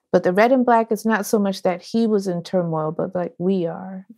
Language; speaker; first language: English; native; English